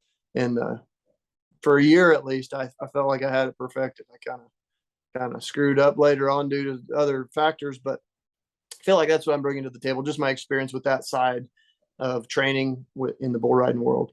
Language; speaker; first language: English; native; English